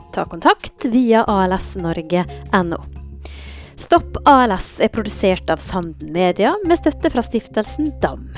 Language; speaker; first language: Norwegian; native; Norwegian